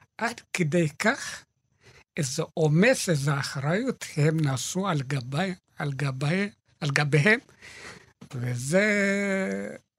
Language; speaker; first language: Hebrew; non-native, fluent; Amharic